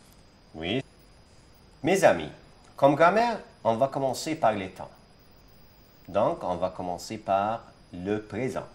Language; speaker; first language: French; non-native, fluent; Arabic